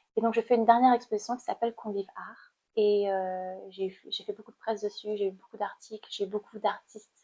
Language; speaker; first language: French; non-native, fluent; Khmer